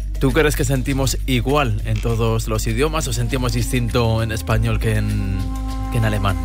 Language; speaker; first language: Spanish; native; Spanish